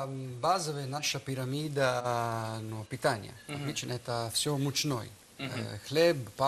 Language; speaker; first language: Russian; non-native, learner; Italian